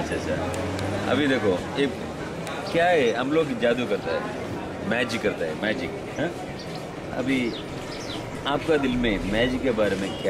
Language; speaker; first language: Hindi; non-native, fluent; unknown